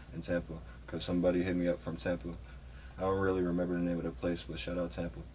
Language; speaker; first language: English; native; English